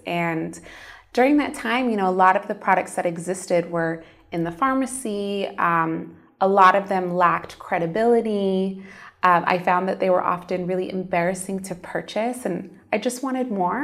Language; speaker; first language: English; native; English